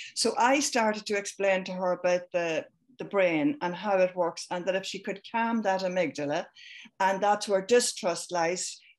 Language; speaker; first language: English; native; English